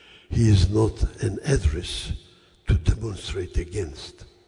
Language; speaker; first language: English; non-native, fluent; Yiddish